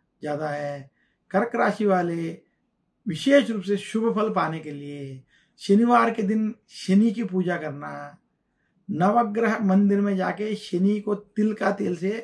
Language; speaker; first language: Hindi; non-native, local second language; Telugu